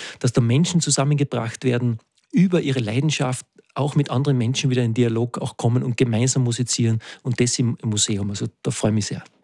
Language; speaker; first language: German; native; German